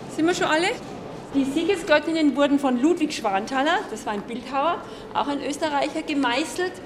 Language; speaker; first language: German; native; German